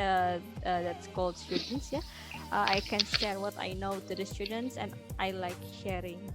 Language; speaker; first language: English; non-native, fluent; Indonesian